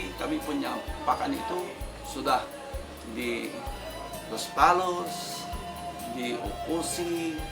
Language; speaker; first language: Indonesian; non-native, fluent; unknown